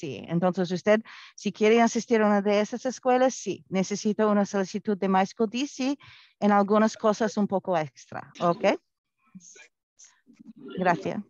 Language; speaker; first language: Spanish; non-native, fluent; English